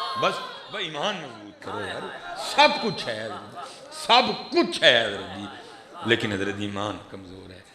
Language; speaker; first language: Urdu; non-native, local second language; Punjabi